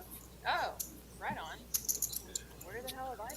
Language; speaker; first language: English; native; English